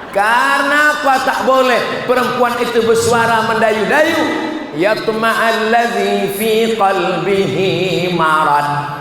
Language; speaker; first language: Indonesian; native; Indonesian